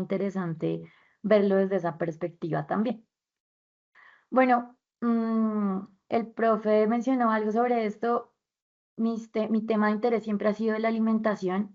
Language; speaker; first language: Spanish; native; Spanish